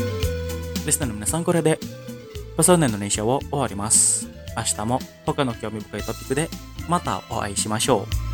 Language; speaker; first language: Japanese; non-native, fluent; Indonesian